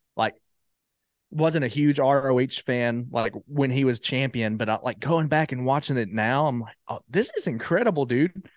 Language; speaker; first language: English; native; English